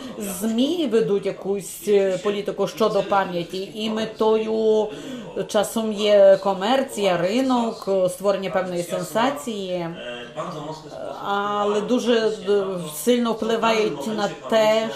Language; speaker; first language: Ukrainian; non-native, fluent; Polish